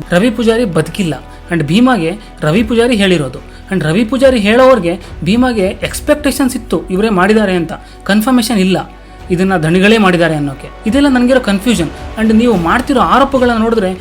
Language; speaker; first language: Kannada; non-native, local second language; Lambadi